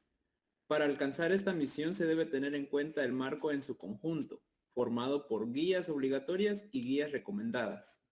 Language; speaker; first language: Spanish; native; Spanish